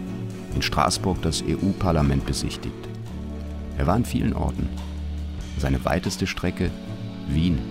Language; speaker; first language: German; native; German